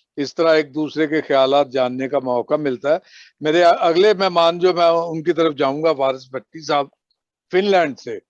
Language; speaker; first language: Urdu; non-native, local second language; Punjabi